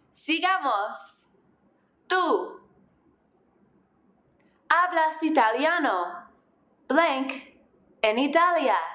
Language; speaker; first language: Spanish; non-native, fluent; English